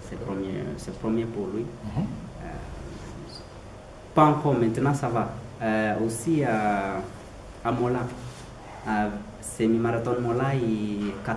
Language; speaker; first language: French; non-native, learner; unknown